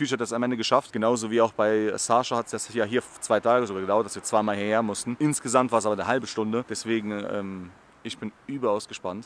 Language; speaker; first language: German; native; German